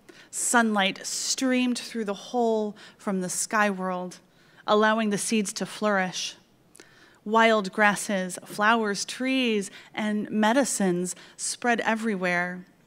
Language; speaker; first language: English; native; English